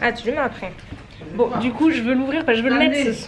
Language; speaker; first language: French; native; French